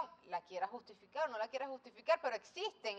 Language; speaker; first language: Spanish; native; Spanish